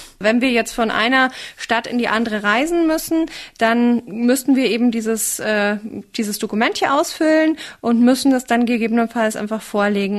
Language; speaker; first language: German; native; German